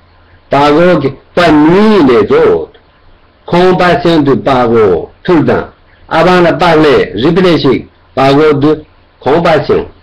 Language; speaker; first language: French; non-native, learner; Tibetan